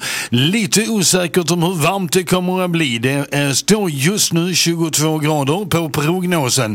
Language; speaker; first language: Swedish; native; Swedish